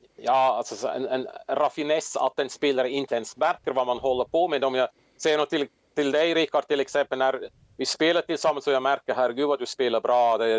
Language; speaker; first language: Swedish; non-native, fluent; Swiss German